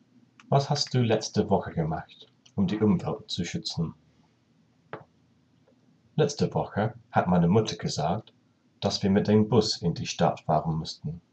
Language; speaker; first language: German; non-native, learner; English